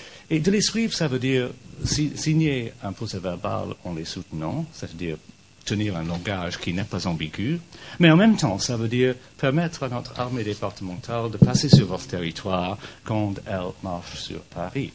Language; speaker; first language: French; non-native, fluent; English